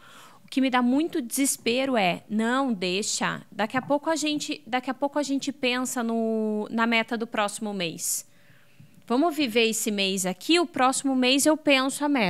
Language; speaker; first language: Portuguese; native; Portuguese